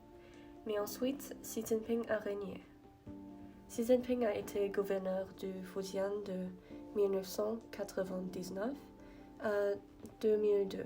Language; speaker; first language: French; non-native, learner; German